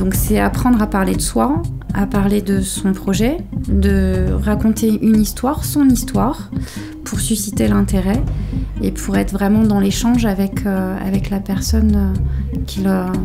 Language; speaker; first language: French; native; French